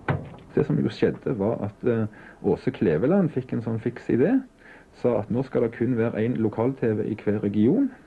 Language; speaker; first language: Norwegian; native; Norwegian